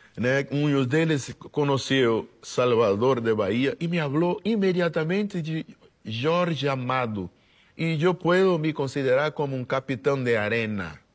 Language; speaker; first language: Spanish; non-native, fluent; Portuguese